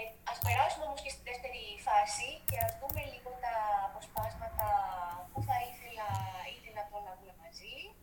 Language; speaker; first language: Greek; native; Greek